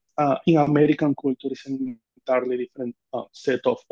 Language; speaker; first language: English; non-native, fluent; Spanish